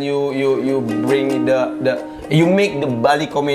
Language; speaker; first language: English; non-native, learner; Indonesian